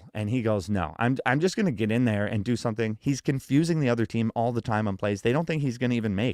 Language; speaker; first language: English; native; English